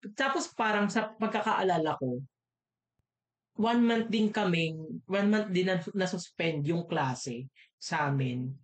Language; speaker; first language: Filipino; non-native, local second language; Bikol